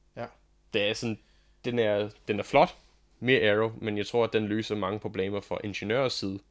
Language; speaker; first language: Danish; non-native, fluent; English